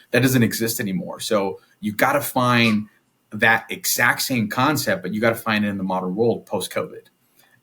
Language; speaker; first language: English; native; English